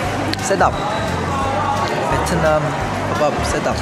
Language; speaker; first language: Korean; early bilingual, heritage; Korean